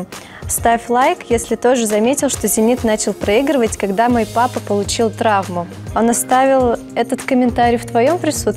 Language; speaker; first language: Russian; native; Russian